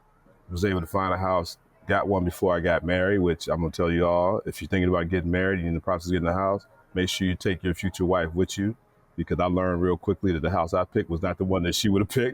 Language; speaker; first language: English; native; English